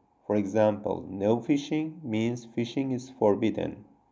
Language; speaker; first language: English; non-native, fluent; Persian